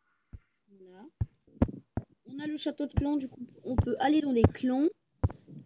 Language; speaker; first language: French; native; French